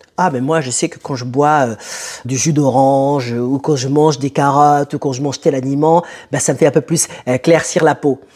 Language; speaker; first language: French; early bilingual, other home language; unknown